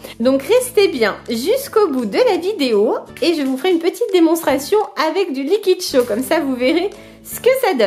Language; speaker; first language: French; native; French